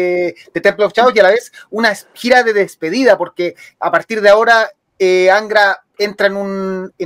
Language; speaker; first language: Spanish; native; Spanish